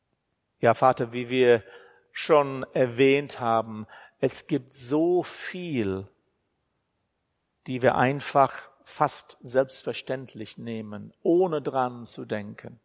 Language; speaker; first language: German; non-native, fluent; English